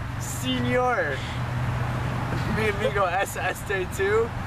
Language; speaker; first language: Spanish; non-native, learner; English